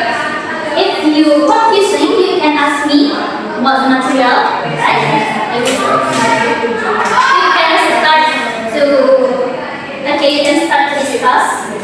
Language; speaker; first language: English; non-native, learner; Indonesian